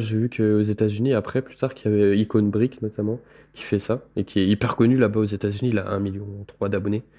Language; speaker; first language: French; native; French